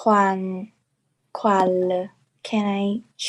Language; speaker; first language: English; non-native, learner; Thai